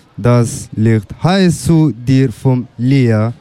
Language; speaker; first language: German; non-native, fluent; Persian